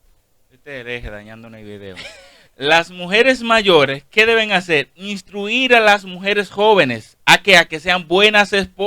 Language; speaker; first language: Spanish; native; Spanish